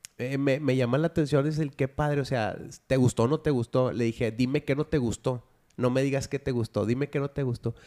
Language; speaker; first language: Spanish; native; Spanish